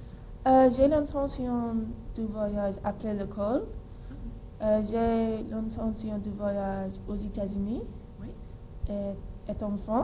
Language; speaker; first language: French; non-native, learner; English